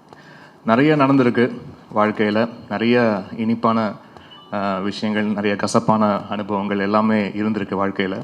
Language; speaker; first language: Tamil; native; Tamil